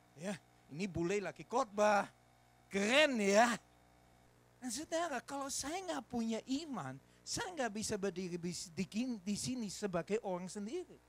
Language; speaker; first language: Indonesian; non-native, fluent; English